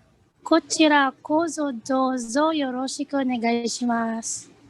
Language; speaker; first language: Japanese; non-native, learner; Filipino